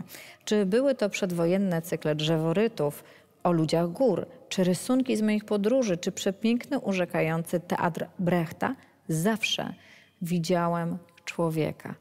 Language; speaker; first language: Polish; native; Polish